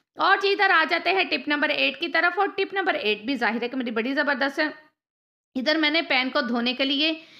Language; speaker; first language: Urdu; native; Urdu